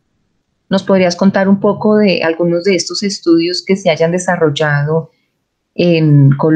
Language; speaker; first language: Spanish; native; Spanish